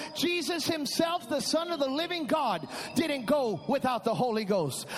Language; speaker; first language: English; early bilingual, other home language; Spanish